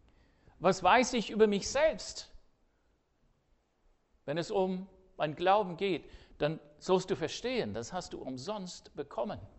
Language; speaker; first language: German; non-native, fluent; English